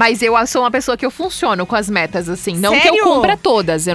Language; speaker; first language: Portuguese; native; Portuguese